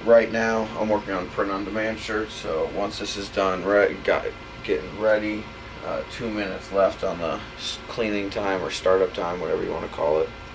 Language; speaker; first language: English; native; English